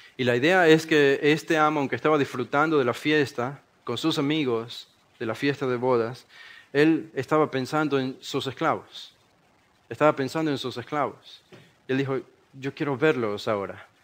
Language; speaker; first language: Spanish; native; Spanish